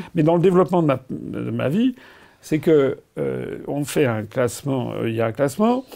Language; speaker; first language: French; native; French